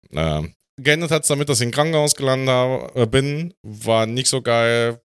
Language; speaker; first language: German; non-native, fluent; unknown